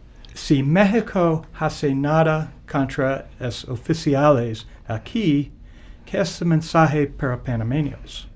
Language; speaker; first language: Spanish; non-native, learner; English